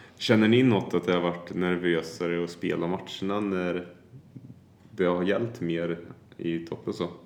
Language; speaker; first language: Swedish; native; Swedish